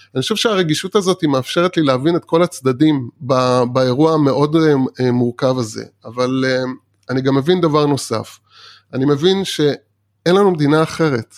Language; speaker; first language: Hebrew; early bilingual, other home language; Persian